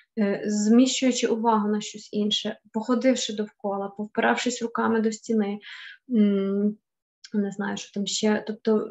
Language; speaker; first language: Ukrainian; native; Ukrainian